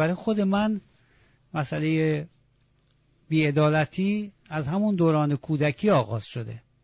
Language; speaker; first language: Persian; non-native, local second language; Azerbaijani